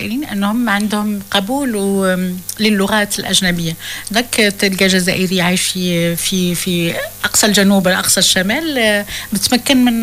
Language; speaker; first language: French; non-native, local second language; Arabic